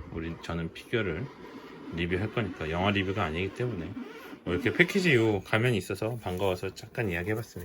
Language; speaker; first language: Korean; native; Korean